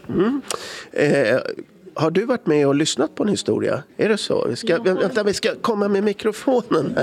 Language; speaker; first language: Swedish; native; Swedish